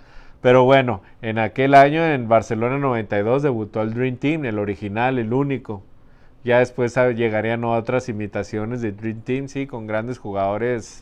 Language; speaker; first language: Spanish; native; Spanish